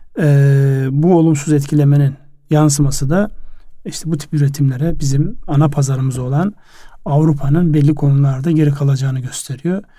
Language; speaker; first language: Turkish; native; Turkish